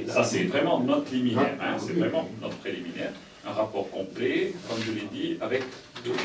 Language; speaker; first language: French; native; French